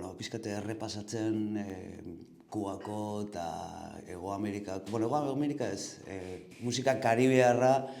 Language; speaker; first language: Basque; native; Basque